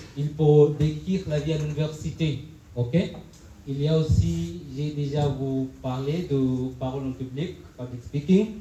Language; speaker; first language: French; non-native, fluent; Swahili